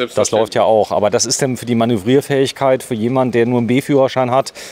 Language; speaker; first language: German; native; German